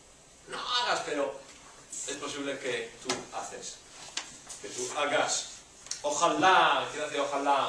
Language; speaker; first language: Spanish; non-native, learner; English